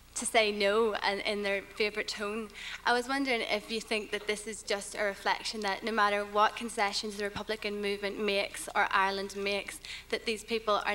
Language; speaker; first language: English; native; English